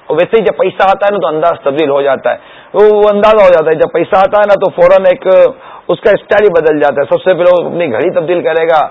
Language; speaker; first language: Urdu; native; Urdu